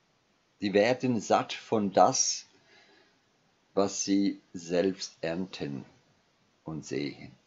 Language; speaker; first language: German; non-native, fluent; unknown